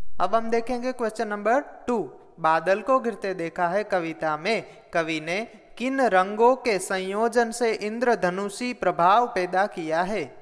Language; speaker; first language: Hindi; non-native, local second language; Gujarati